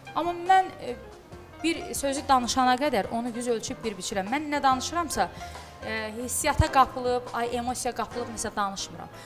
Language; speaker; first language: Azerbaijani; native; Azerbaijani